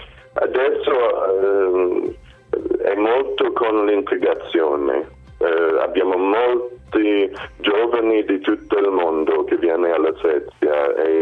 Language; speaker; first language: Italian; non-native, fluent; Swedish